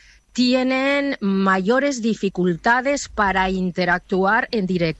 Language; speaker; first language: Spanish; native; Spanish